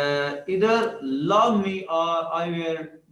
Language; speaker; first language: English; non-native, learner; Urdu